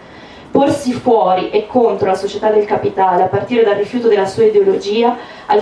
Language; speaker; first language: Italian; native; Italian